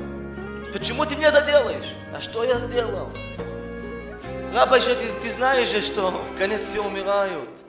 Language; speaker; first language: Russian; early bilingual, heritage; Russian